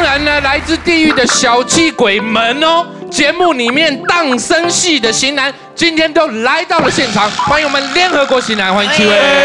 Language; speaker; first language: Chinese; native; Chinese